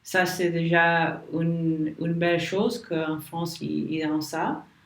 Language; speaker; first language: French; non-native, learner; English